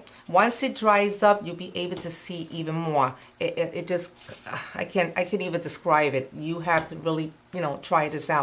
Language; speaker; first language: English; non-native, fluent; Spanish